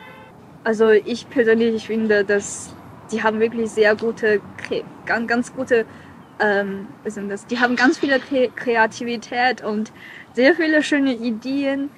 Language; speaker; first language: German; non-native, learner; Chinese